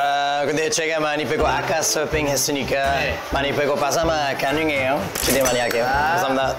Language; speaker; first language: Korean; non-native, fluent; English